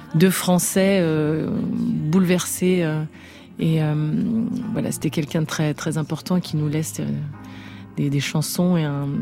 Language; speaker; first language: French; native; French